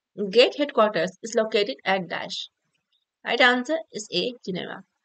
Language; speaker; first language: English; non-native, local second language; Urdu